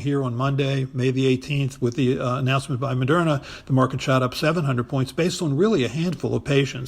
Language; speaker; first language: English; native; English